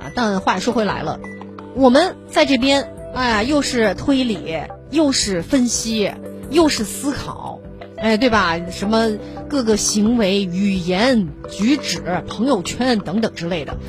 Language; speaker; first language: Chinese; native; Chinese